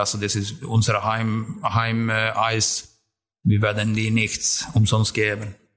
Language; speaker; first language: German; non-native, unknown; Swedish